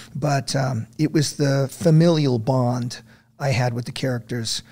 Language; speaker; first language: English; native; English